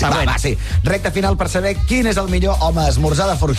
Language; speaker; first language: Catalan; native; Catalan